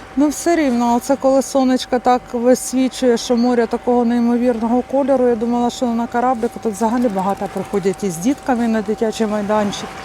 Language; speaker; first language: Ukrainian; native; Ukrainian